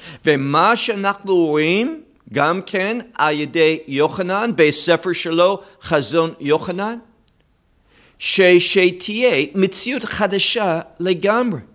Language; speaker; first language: Hebrew; non-native, fluent; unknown